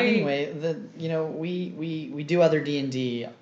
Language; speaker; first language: English; native; English